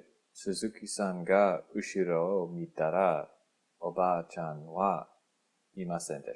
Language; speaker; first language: Japanese; non-native, learner; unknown